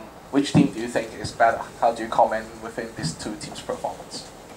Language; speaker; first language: English; non-native, local second language; Cantonese